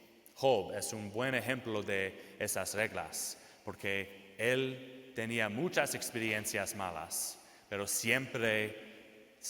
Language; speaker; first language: Spanish; non-native, fluent; English